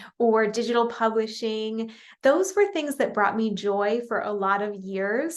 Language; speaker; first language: English; native; English